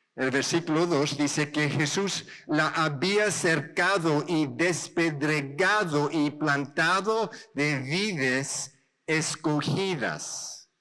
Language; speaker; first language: Spanish; non-native, learner; English